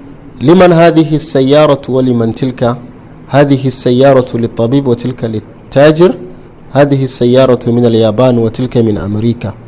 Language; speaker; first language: Arabic; non-native, fluent; Hausa